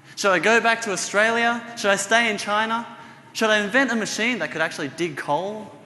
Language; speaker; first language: English; native; English